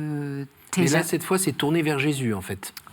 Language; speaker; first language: French; native; French